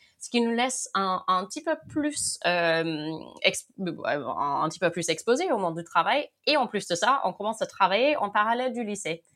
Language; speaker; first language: French; non-native, fluent; English